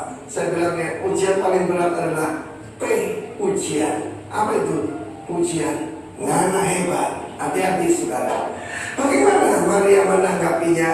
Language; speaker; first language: Indonesian; native; Indonesian